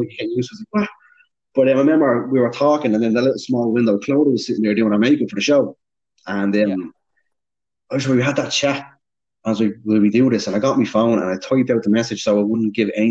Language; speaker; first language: English; native; English